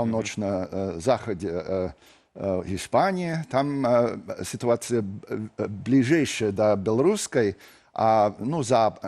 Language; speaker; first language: Belarusian; non-native, fluent; English